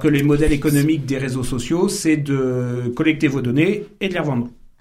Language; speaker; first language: French; native; French